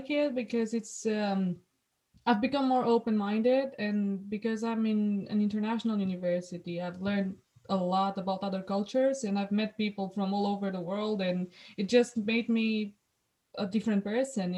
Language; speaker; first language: English; non-native, fluent; Romanian